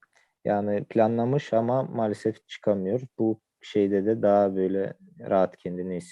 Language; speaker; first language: Turkish; non-native, fluent; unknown